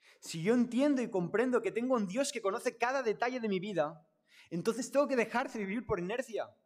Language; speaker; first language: Spanish; non-native, local second language; Catalan